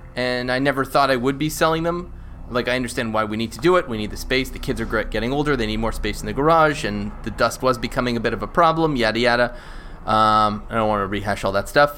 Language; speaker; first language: English; native; English